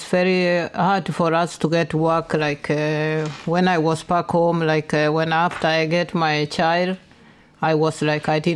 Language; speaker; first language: English; non-native, local second language; Gusii